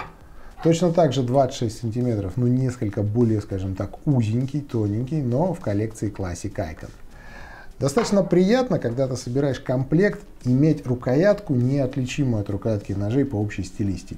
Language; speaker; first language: Russian; native; Russian